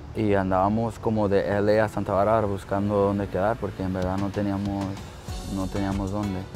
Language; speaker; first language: Spanish; early bilingual, heritage; Spanish